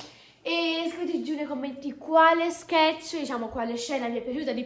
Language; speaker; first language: Italian; native; Italian